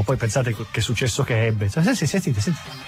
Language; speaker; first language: Italian; native; Italian